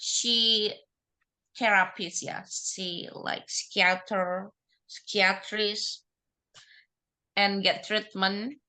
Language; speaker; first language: English; non-native, learner; Indonesian